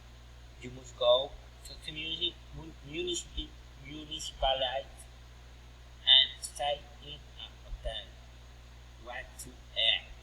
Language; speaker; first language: English; non-native, learner; Spanish